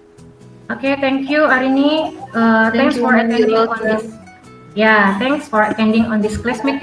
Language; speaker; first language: English; non-native, learner; Indonesian